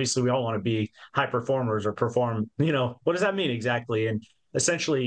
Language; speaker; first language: English; native; English